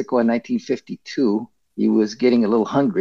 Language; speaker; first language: English; early bilingual, other home language; Spanish